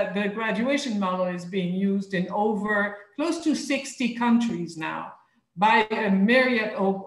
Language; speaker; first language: English; non-native, fluent; French